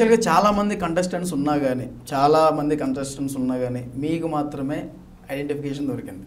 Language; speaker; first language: Telugu; native; Telugu